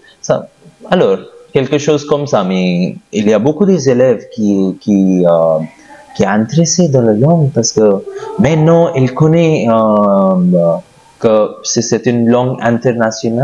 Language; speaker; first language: French; non-native, learner; Hindi